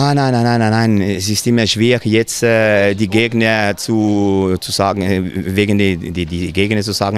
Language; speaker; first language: German; non-native, local second language; Italian